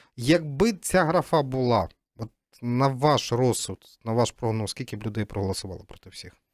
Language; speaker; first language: Ukrainian; native; Ukrainian